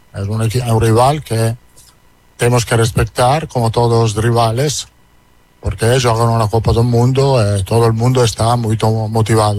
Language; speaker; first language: Portuguese; non-native, learner; Italian